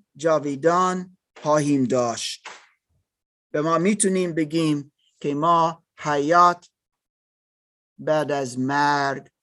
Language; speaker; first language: Persian; non-native, learner; German